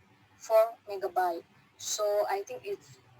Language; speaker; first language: English; non-native, learner; Indonesian